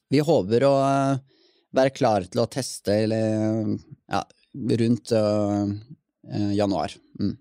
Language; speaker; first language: Norwegian; native; Norwegian